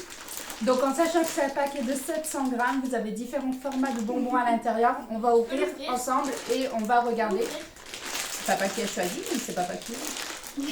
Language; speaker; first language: French; native; French